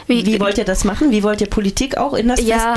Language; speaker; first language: German; native; German